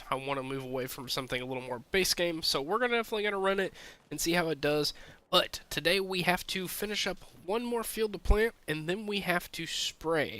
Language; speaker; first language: English; native; English